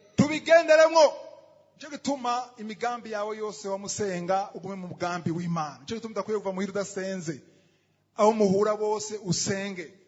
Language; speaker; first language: Rundi; native; Rundi